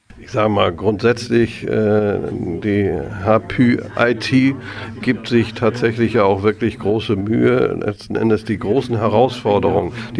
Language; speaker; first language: German; native; German